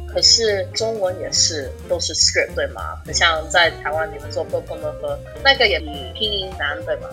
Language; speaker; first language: Chinese; early bilingual, heritage; English